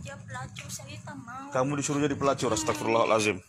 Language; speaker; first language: Indonesian; native; Indonesian